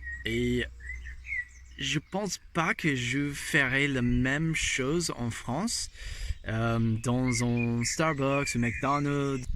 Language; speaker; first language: French; non-native, fluent; English